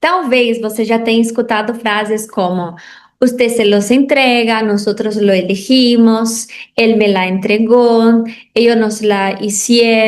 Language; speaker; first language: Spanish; non-native, fluent; Portuguese